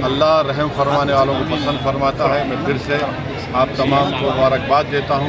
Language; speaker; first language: Urdu; native; Urdu